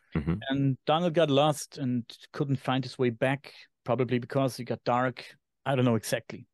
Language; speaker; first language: English; non-native, fluent; German